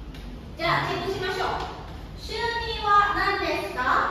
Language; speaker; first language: Japanese; non-native, fluent; Indonesian